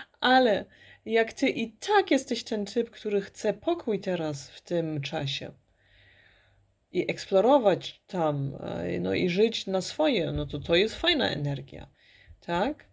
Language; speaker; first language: Polish; early bilingual, heritage; Polish